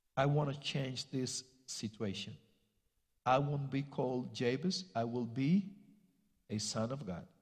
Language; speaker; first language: English; non-native, fluent; Spanish